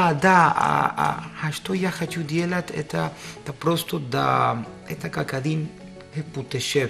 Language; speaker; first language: Russian; non-native, learner; Spanish